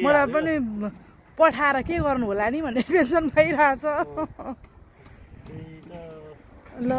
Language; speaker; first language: Nepali; native; Nepali